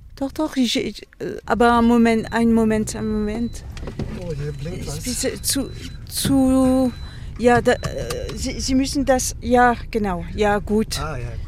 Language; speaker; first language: German; non-native, learner; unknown